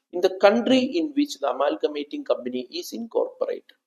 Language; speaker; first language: English; non-native, local second language; Malayalam